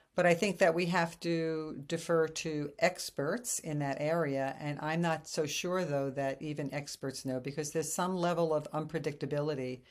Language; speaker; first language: English; native; English